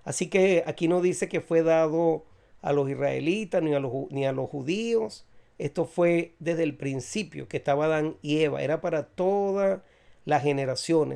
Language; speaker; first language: Spanish; native; Spanish